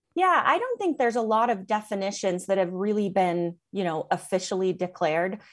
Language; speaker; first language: English; native; English